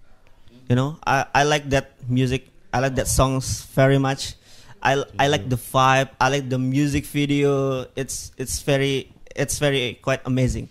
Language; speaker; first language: English; non-native, learner; Indonesian